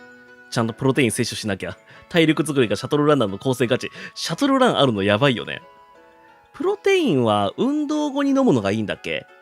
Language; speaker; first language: Japanese; native; Japanese